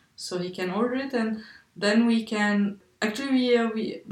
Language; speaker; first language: English; non-native, fluent; Arabic